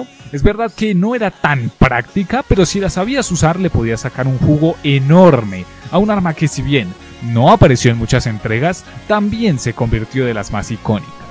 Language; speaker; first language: Spanish; native; Spanish